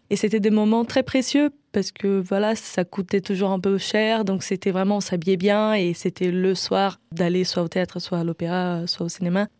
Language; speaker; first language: French; non-native, fluent; Portuguese